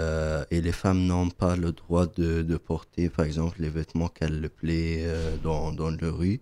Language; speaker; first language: French; non-native, learner; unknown